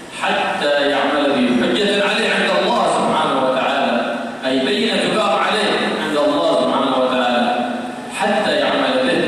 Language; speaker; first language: Arabic; native; Arabic